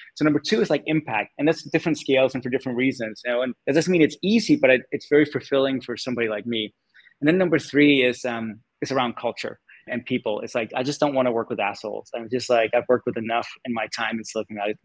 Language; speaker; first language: English; non-native, fluent; Danish